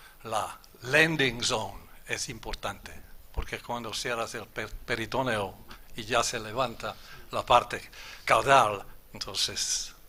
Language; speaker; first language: Spanish; non-native, fluent; German